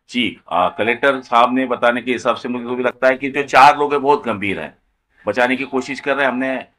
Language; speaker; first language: Hindi; non-native, local second language; Marathi